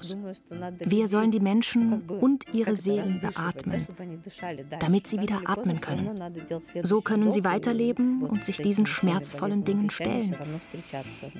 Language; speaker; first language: German; non-native, fluent; Russian